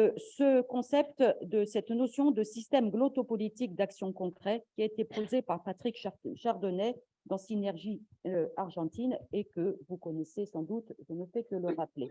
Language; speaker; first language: French; native; French